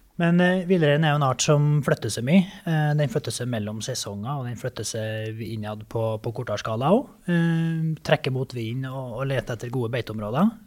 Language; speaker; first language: Norwegian; native; Norwegian